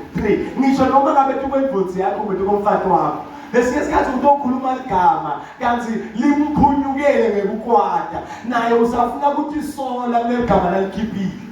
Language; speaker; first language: Zulu; non-native, local second language; Swati